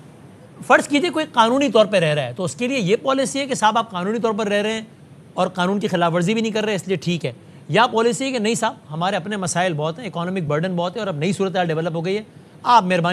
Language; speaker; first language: Urdu; native; Urdu